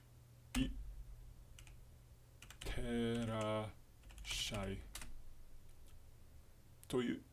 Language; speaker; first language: Japanese; non-native, learner; English